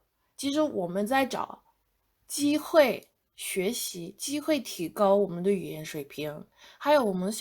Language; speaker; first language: Chinese; non-native, fluent; English